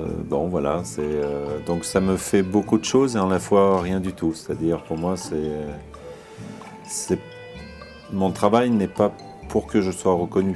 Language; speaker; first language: French; early bilingual, other home language; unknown